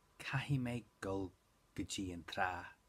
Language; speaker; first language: Irish; non-native, local second language; English